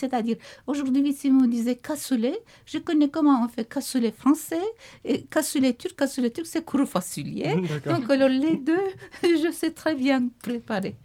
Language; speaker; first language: French; non-native, fluent; Turkish